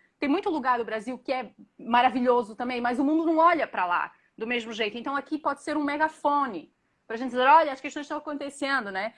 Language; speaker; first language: Portuguese; native; Portuguese